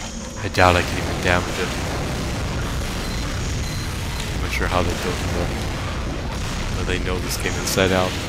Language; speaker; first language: English; native; English